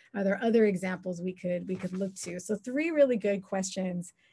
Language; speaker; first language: English; native; English